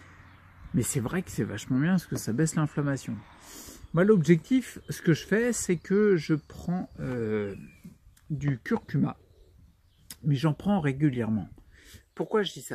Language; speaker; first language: French; native; French